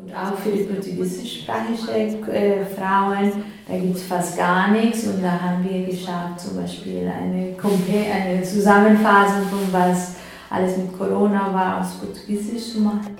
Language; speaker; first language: German; non-native, fluent; Spanish